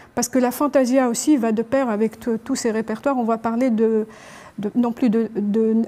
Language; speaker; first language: French; non-native, local second language; Arabic